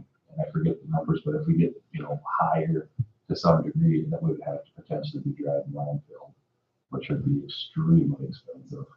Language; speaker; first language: English; native; English